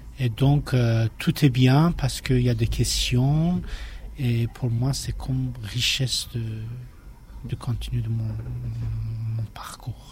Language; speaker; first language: French; non-native, learner; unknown